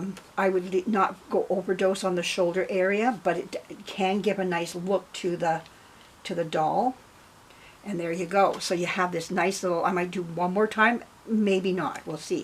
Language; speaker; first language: English; native; English